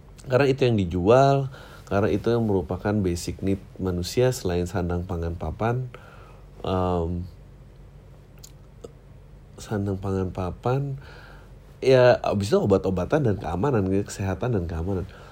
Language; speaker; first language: Indonesian; native; Indonesian